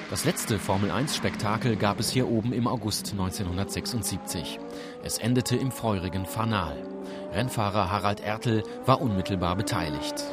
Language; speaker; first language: German; native; German